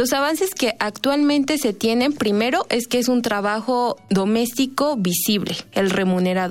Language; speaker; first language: Spanish; native; Spanish